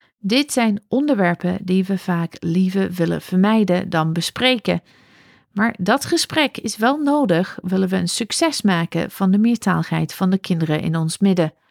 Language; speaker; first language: Dutch; non-native, fluent; English